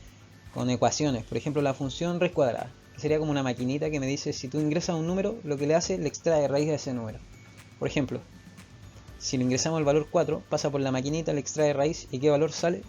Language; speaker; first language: Spanish; native; Spanish